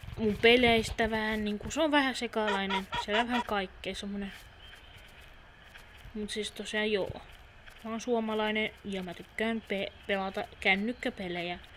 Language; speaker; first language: Finnish; native; Finnish